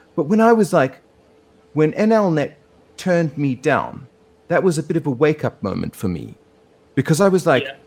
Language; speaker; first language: English; native; English